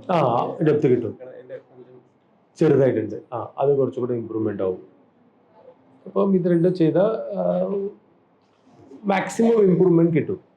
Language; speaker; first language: Malayalam; non-native, local second language; Tamil